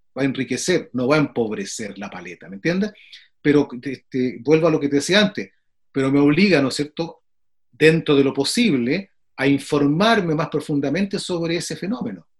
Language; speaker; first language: Spanish; native; Spanish